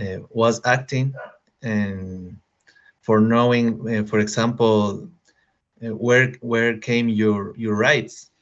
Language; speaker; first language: English; non-native, learner; Spanish